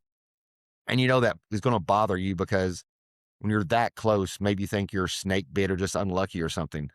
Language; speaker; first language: English; native; English